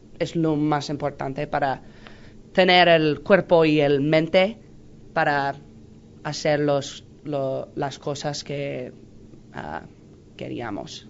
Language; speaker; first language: Spanish; non-native, learner; English